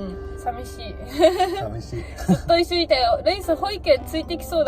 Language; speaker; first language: Japanese; native; Japanese